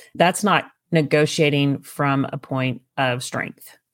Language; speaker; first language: English; native; English